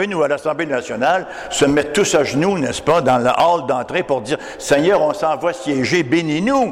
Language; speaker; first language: French; native; French